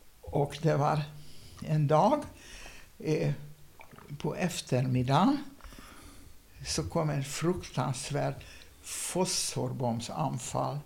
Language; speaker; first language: Swedish; non-native, fluent; Hungarian